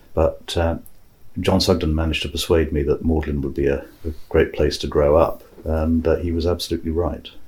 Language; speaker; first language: English; native; English